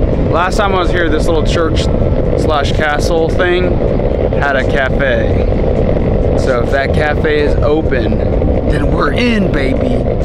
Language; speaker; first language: English; native; English